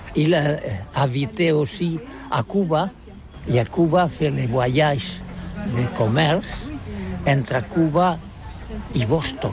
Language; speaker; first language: French; non-native, learner; Catalan